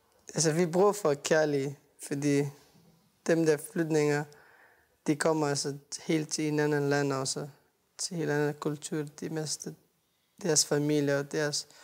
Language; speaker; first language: Danish; non-native, learner; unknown